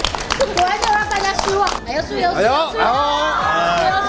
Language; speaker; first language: Chinese; native; Chinese